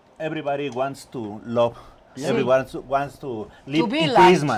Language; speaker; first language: English; non-native, learner; Spanish